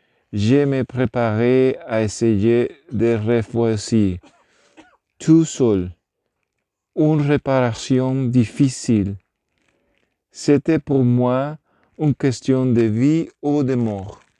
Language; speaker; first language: French; non-native, learner; Spanish